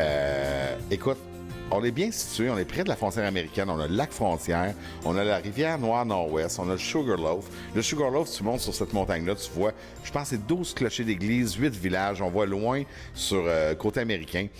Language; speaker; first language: French; native; French